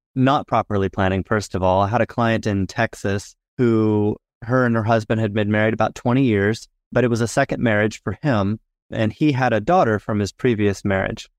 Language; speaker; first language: English; native; English